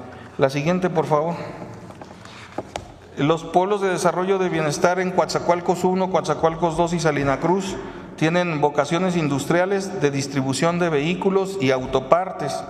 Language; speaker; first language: Spanish; native; Spanish